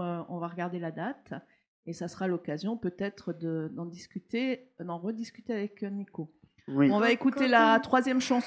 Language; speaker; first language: French; native; French